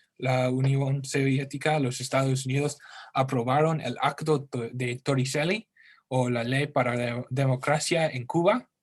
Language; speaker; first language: Spanish; non-native, learner; English